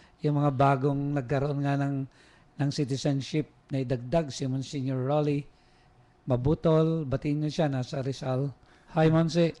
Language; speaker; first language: Filipino; non-native, local second language; Iloko